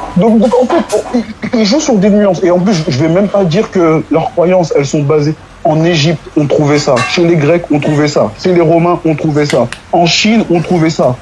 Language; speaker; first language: French; non-native, local second language; Wolof